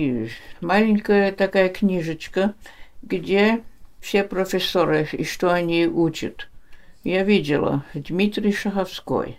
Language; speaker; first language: Russian; early bilingual, heritage; Russian